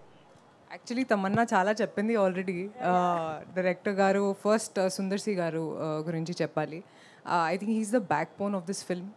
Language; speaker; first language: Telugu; non-native, local second language; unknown